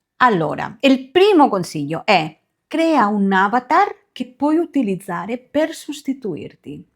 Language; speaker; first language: Italian; non-native, fluent; Spanish